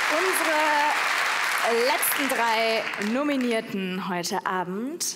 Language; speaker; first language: German; native; German